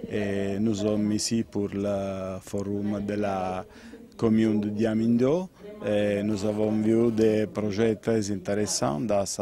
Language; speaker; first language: French; non-native, learner; Italian